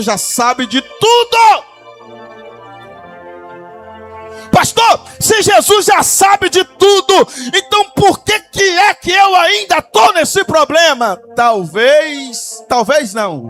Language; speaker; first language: Portuguese; native; Portuguese